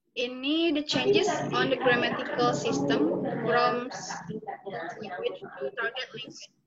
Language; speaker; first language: English; non-native, local second language; Indonesian